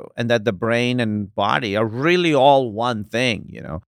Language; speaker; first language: English; non-native, local second language; Urdu